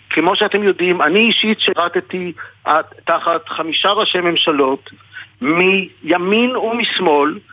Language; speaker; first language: Hebrew; native; Hebrew